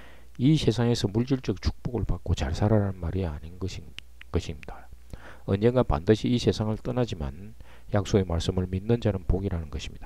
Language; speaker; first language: Korean; native; Korean